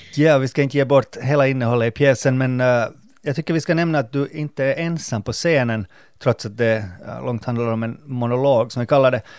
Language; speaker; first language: Swedish; native; Swedish